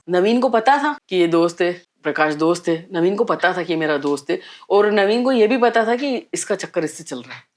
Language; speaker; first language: Hindi; native; Hindi